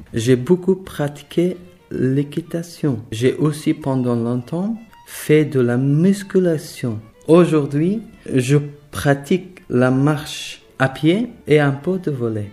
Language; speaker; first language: French; non-native, learner; Persian